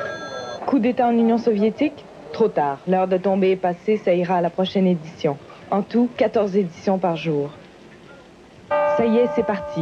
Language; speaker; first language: French; native; French